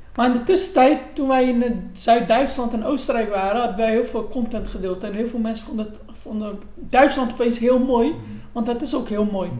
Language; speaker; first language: Dutch; native; Dutch